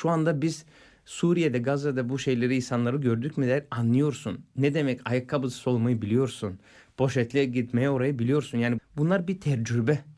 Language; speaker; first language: Turkish; non-native, fluent; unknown